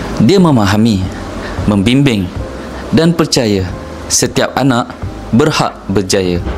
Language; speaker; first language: Malay; native; Malay